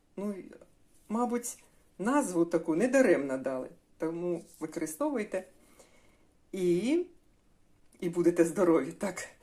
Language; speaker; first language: Ukrainian; non-native, local second language; Russian